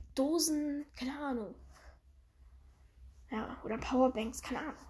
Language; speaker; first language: German; early bilingual, other home language; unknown